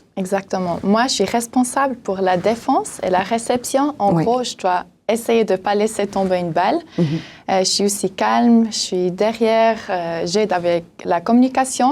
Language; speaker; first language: French; non-native, local second language; German